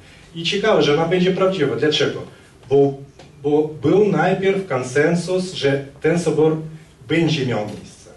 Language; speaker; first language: Polish; non-native, fluent; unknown